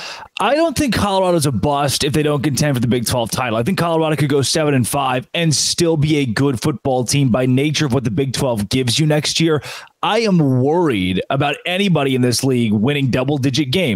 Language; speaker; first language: English; native; English